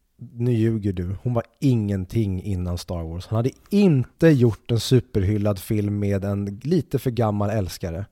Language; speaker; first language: Swedish; native; Swedish